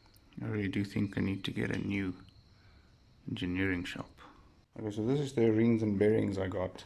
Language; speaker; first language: English; native; English